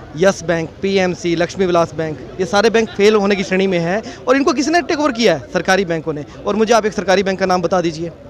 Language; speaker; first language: Hindi; native; Hindi